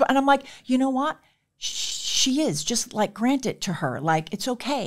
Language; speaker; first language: English; native; English